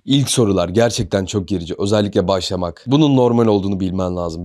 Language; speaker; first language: Turkish; native; Turkish